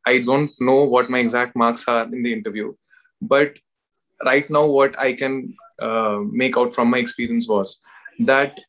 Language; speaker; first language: English; non-native, local second language; Hindi